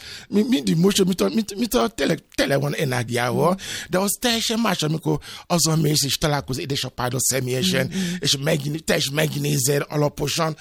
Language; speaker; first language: Hungarian; non-native, fluent; Yoruba